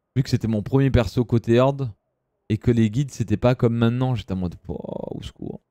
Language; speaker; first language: French; early bilingual, other home language; Italian